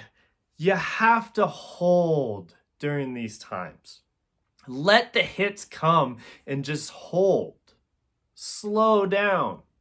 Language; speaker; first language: English; native; English